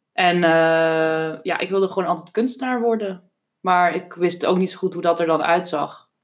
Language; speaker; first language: Dutch; native; Dutch